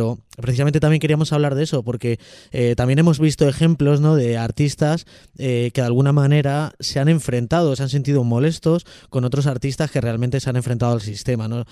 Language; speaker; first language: Spanish; native; Spanish